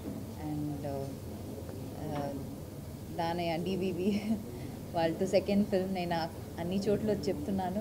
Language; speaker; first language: Telugu; non-native, local second language; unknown